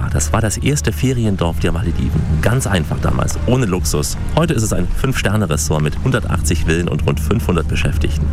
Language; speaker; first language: German; native; German